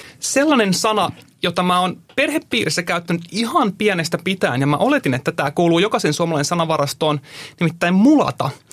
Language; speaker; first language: Finnish; native; Finnish